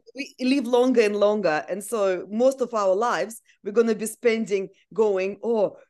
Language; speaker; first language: English; non-native, fluent; Russian